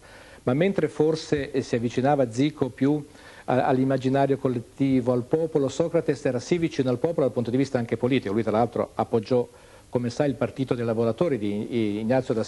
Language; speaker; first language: Italian; native; Italian